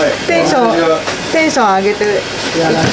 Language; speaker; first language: Japanese; native; Japanese